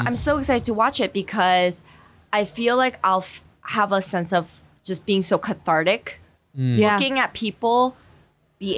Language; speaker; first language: English; non-native, fluent; Korean